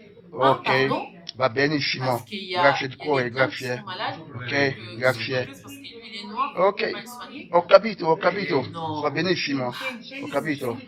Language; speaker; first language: Italian; non-native, learner; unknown